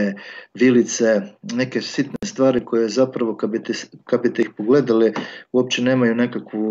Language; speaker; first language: Croatian; native; Croatian